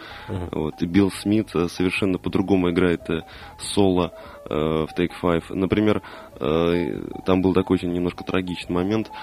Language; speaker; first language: Russian; native; Russian